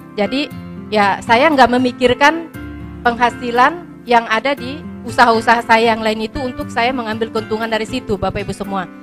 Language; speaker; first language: Indonesian; native; Indonesian